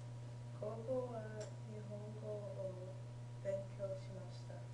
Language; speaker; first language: Japanese; non-native, learner; English